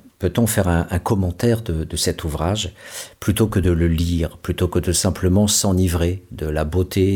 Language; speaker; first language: French; native; French